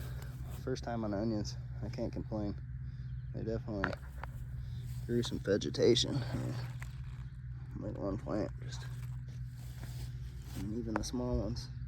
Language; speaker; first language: English; native; English